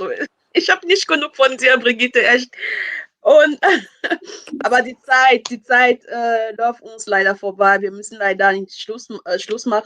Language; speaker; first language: German; non-native, fluent; French